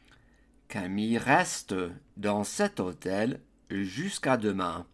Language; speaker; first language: French; non-native, fluent; English